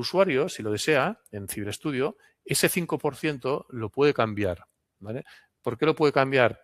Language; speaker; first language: Spanish; non-native, local second language; Catalan